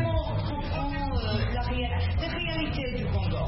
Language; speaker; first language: French; non-native, fluent; English